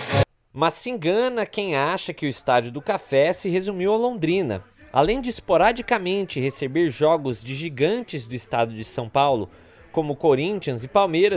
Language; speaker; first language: Portuguese; native; Portuguese